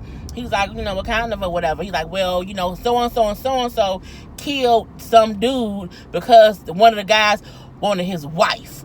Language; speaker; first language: English; native; English